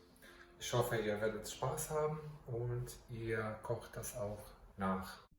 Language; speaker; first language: German; non-native, fluent; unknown